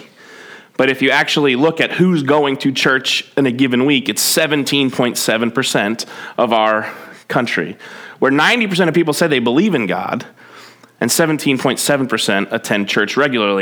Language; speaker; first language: English; native; English